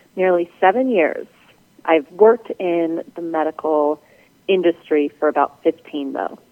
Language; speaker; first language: English; native; English